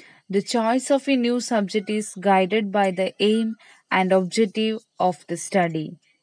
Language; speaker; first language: English; non-native, local second language; Malayalam